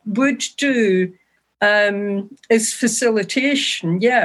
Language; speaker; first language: English; native; English